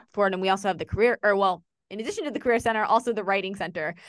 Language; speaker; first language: English; native; English